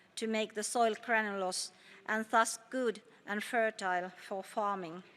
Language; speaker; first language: English; non-native, fluent; Finnish